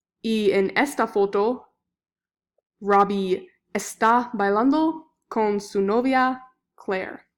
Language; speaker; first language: Spanish; non-native, learner; English